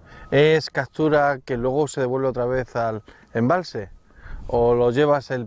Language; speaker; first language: Spanish; native; Spanish